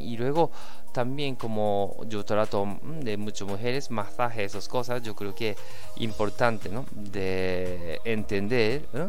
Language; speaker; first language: Spanish; non-native, learner; Japanese